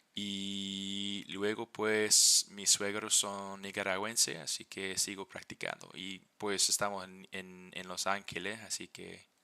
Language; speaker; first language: Spanish; non-native, fluent; English